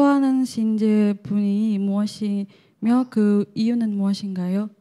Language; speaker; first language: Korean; non-native, learner; Indonesian